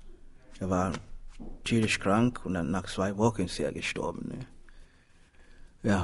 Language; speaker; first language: German; non-native, learner; Swahili